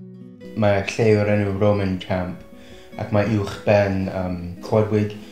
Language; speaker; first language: Welsh; non-native, fluent; English